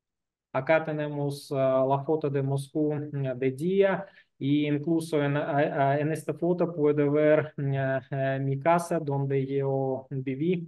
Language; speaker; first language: Spanish; non-native, learner; Russian